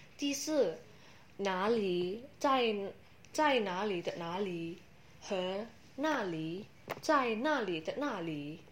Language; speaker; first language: Chinese; non-native, learner; Indonesian